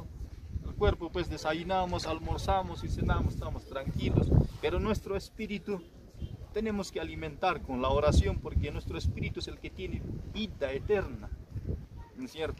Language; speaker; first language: Spanish; native; Spanish